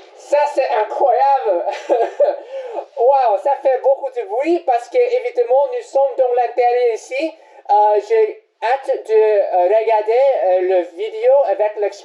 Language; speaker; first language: French; non-native, learner; English